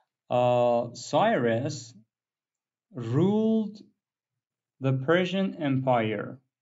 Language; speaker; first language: English; non-native, fluent; Persian